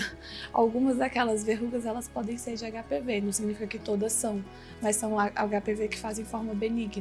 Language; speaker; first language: Portuguese; native; Portuguese